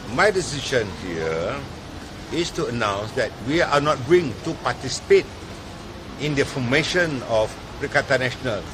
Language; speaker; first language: English; non-native, local second language; Malay